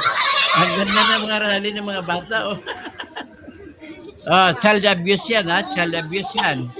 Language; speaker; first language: Filipino; native; Filipino